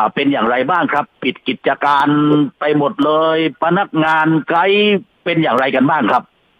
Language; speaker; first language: Thai; native; Thai